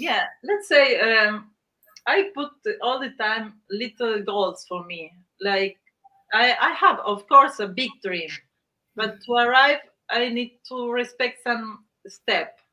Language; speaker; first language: English; non-native, learner; Spanish